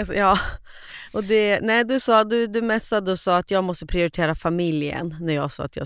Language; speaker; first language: Swedish; native; Swedish